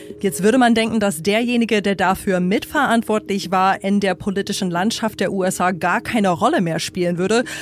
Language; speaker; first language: German; non-native, fluent; English